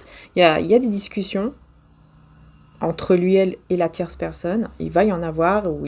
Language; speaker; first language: French; native; French